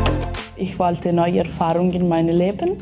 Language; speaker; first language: German; non-native, local second language; Italian